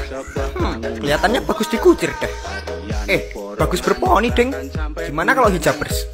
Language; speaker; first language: Indonesian; native; Indonesian